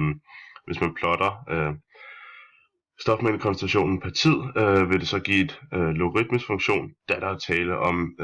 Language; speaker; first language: Danish; native; Danish